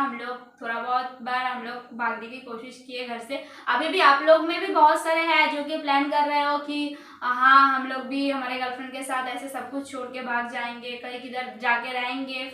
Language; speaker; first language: Hindi; non-native, local second language; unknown